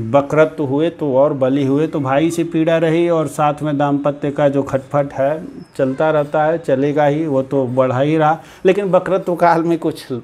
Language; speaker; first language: Hindi; native; Hindi